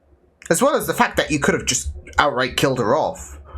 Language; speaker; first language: English; native; English